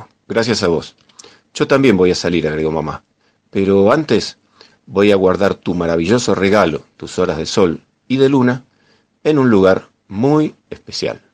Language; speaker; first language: Spanish; native; Spanish